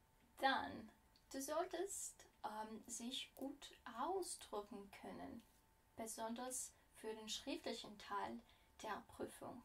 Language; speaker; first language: German; non-native, fluent; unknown